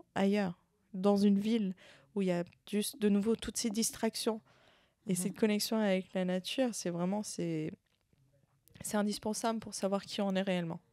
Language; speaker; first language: French; native; French